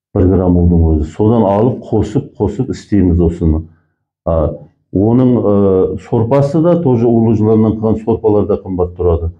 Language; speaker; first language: Kazakh; early bilingual, heritage; Kazakh